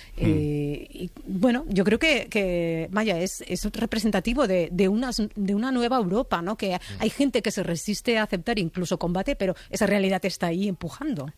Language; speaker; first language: Spanish; native; Spanish